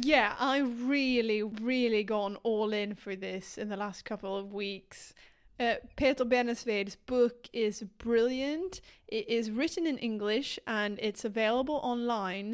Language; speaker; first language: English; non-native, fluent; Swedish